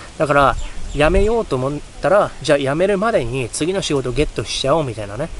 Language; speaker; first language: Japanese; native; Japanese